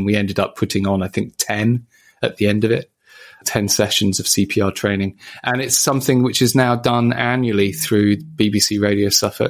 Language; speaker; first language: English; native; English